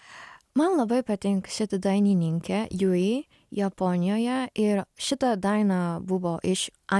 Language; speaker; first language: Lithuanian; non-native, learner; Japanese